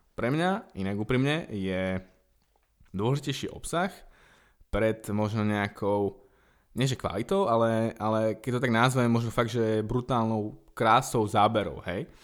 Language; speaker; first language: Slovak; native; Slovak